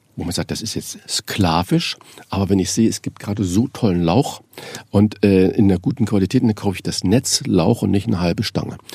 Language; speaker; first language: German; native; German